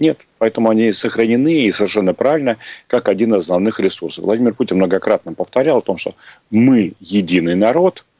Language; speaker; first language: Russian; native; Russian